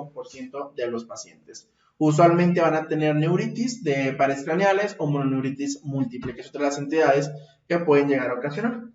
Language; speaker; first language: Spanish; native; Spanish